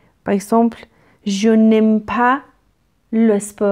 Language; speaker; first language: French; non-native, fluent; Persian